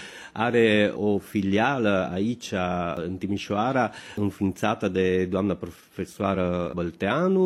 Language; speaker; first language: Romanian; non-native, fluent; Italian